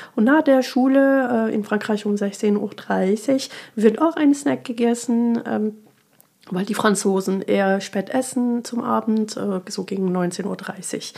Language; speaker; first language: German; non-native, fluent; French